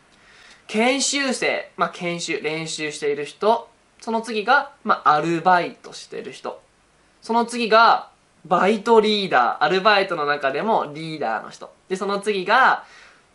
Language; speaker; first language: Japanese; native; Japanese